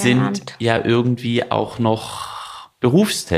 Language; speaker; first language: German; native; German